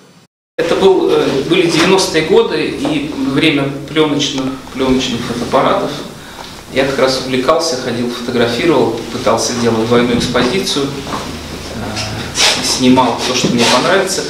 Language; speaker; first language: Russian; native; Russian